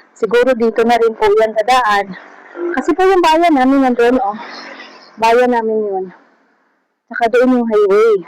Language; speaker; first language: Filipino; non-native, local second language; Aklanon